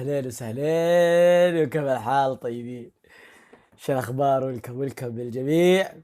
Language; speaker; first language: Arabic; native; Arabic